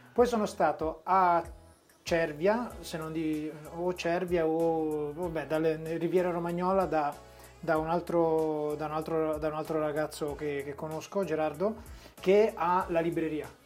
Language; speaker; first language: Italian; native; Italian